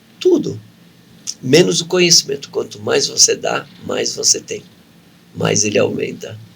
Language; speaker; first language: Portuguese; early bilingual, other home language; Arabic